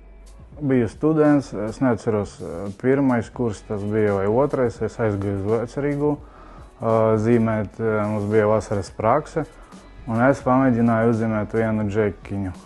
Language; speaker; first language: Latvian; non-native, local second language; Russian